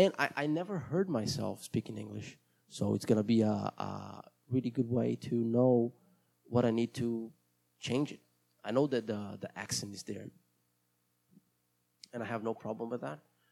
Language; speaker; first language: English; non-native, fluent; Portuguese